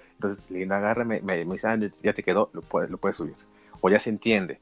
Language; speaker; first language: Spanish; native; Spanish